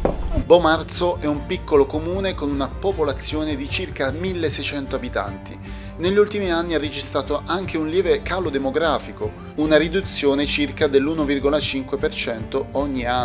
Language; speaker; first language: Italian; native; Italian